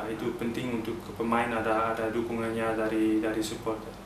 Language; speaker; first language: Indonesian; early bilingual, heritage; Dutch